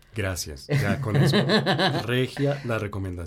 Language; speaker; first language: Spanish; native; Spanish